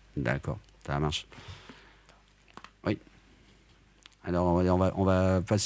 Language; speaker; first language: French; native; French